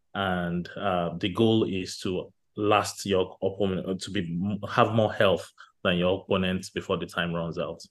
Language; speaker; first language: English; non-native, local second language; Yoruba